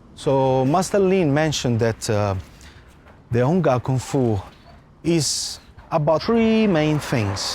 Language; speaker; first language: English; non-native, fluent; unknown